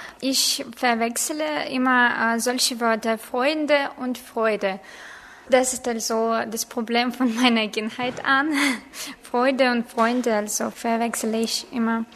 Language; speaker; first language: German; non-native, fluent; Ukrainian